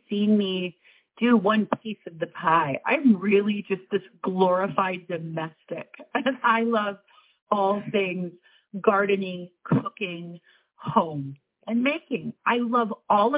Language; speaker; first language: English; native; English